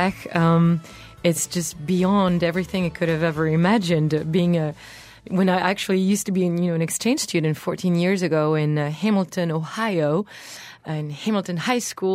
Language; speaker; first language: English; non-native, fluent; French